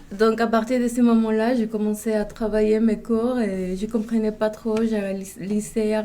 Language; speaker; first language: French; non-native, fluent; Spanish